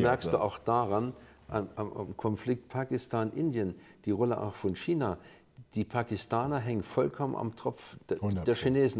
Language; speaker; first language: German; native; German